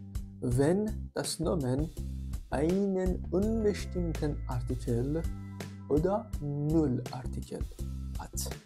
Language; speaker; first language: German; non-native, fluent; Persian